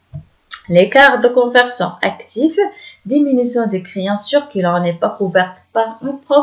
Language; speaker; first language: French; non-native, local second language; Arabic